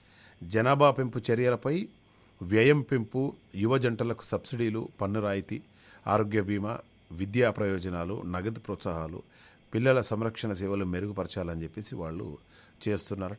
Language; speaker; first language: Telugu; native; Telugu